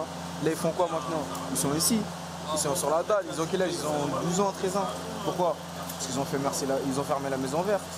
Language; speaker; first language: French; native; French